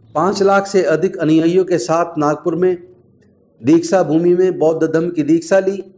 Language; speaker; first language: Hindi; native; Hindi